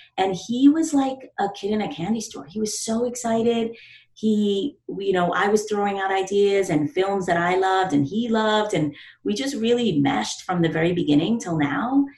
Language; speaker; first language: English; native; English